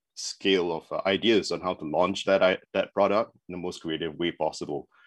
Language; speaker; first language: English; native; English